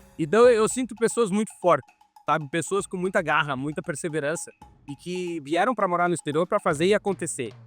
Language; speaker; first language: Portuguese; native; Portuguese